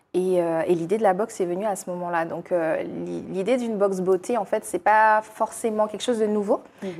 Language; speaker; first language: French; native; French